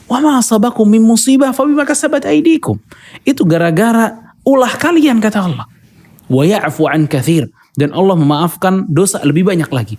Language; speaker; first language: Indonesian; native; Indonesian